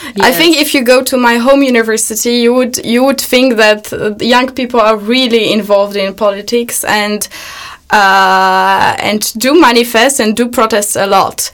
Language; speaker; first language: English; non-native, fluent; Polish